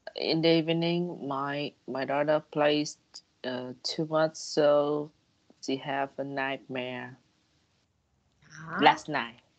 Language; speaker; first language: English; non-native, learner; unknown